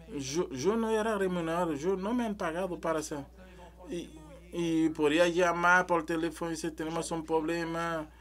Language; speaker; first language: Spanish; non-native, learner; French